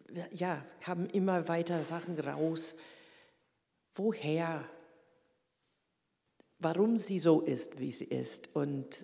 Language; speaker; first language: German; early bilingual, heritage; German